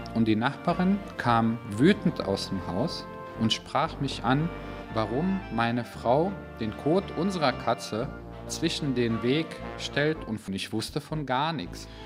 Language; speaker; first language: German; non-native, fluent; Bosnian